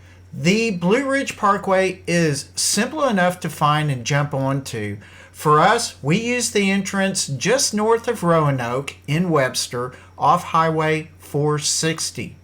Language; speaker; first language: English; native; English